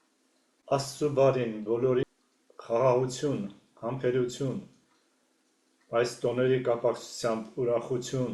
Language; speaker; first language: Armenian; native; Armenian